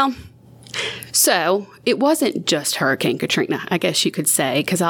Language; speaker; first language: English; native; English